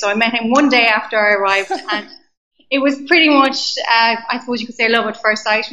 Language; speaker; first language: English; native; English